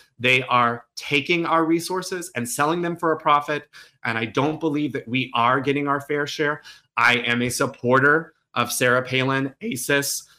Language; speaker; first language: English; native; English